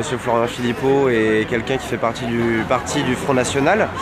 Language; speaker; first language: French; native; French